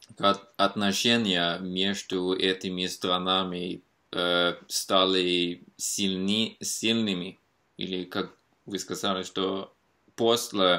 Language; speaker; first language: Russian; non-native, fluent; Norwegian